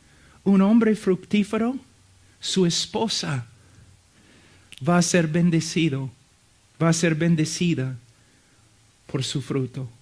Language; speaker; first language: Spanish; non-native, fluent; English